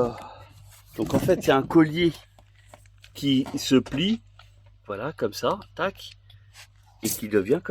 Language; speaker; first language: French; native; French